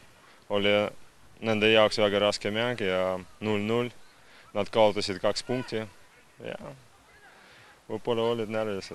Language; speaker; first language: Estonian; non-native, local second language; Russian